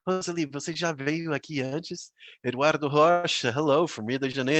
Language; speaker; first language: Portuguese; non-native, fluent; English